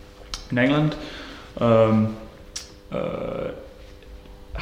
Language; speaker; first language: German; non-native, learner; English